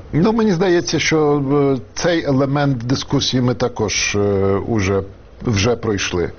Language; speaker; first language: Ukrainian; non-native, fluent; Polish